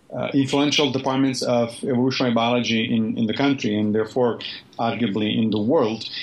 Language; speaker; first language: English; non-native, fluent; Italian